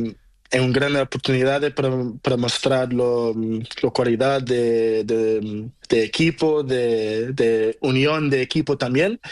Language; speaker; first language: Spanish; non-native, learner; Portuguese